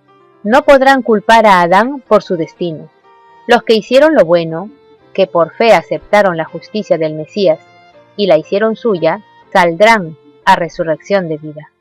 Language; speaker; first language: Spanish; native; Spanish